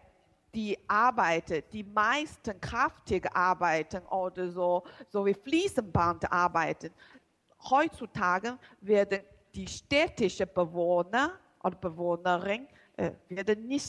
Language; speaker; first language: German; non-native, learner; Chinese